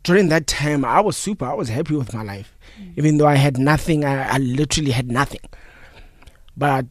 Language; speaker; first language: English; non-native, local second language; Northern Sotho